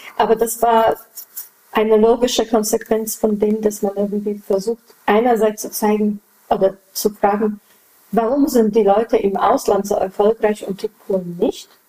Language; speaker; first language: German; non-native, fluent; Polish